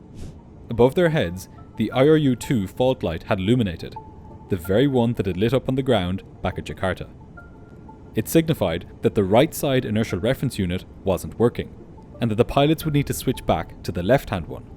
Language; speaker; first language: English; native; English